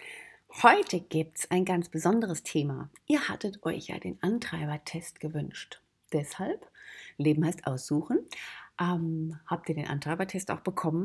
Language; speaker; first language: German; native; German